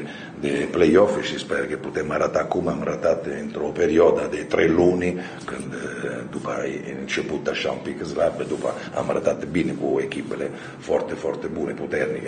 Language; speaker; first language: Romanian; non-native, fluent; Italian